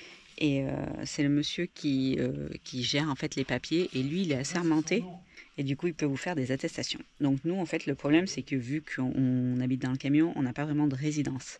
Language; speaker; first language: French; native; French